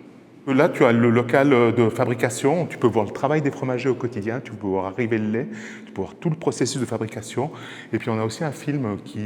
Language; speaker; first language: French; native; French